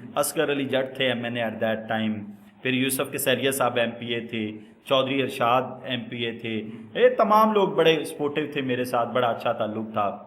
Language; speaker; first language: Urdu; non-native, local second language; Punjabi